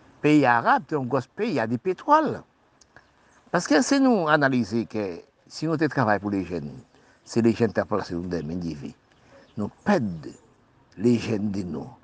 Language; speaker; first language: French; non-native, local second language; Haitian Creole